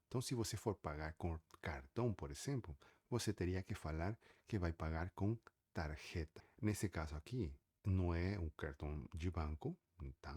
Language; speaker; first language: Portuguese; native; Portuguese